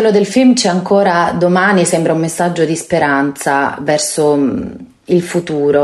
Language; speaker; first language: Italian; native; Italian